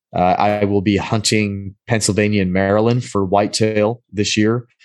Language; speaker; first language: English; native; English